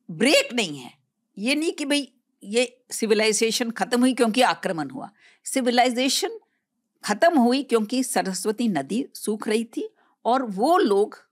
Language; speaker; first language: Hindi; native; Hindi